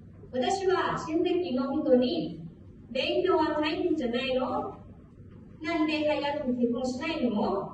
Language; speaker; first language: Japanese; non-native, fluent; Hmong